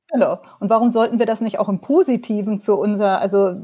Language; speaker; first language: German; native; German